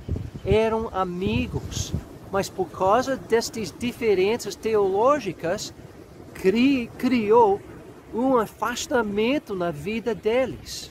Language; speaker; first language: Portuguese; non-native, fluent; English